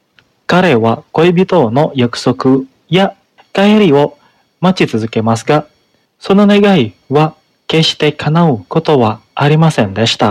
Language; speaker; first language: Japanese; non-native, fluent; Indonesian